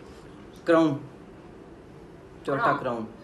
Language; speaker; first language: Japanese; non-native, learner; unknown